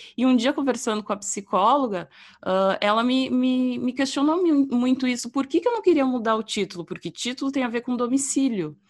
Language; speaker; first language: Portuguese; native; Portuguese